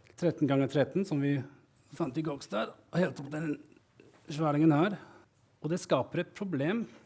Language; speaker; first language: Norwegian; non-native, fluent; English